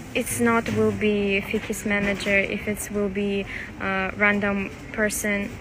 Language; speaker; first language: English; non-native, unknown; Russian